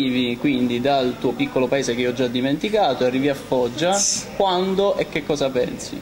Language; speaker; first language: Italian; native; Italian